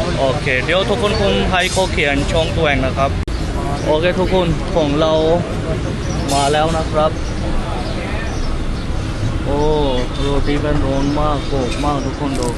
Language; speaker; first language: Thai; non-native, fluent; Urdu